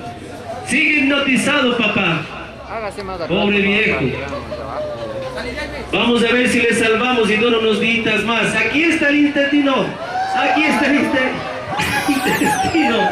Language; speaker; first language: Spanish; native; Spanish